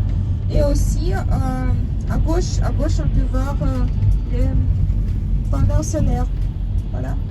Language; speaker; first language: French; non-native, learner; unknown